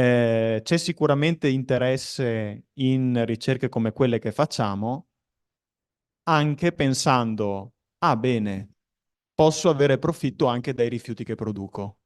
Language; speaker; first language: Italian; native; Italian